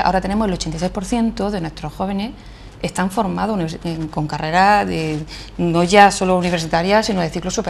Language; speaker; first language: Spanish; native; Spanish